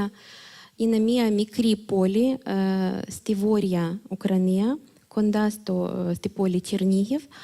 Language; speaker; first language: Greek; non-native, fluent; Ukrainian